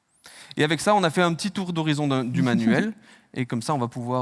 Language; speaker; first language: French; native; French